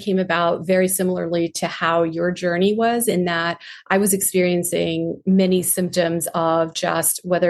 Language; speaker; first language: English; non-native, local second language; Hindi